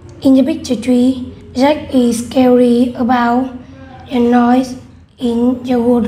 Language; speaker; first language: English; non-native, learner; Vietnamese